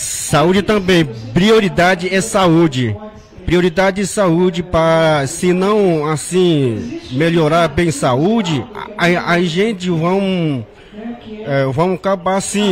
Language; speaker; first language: Portuguese; non-native, local second language; Yanomámi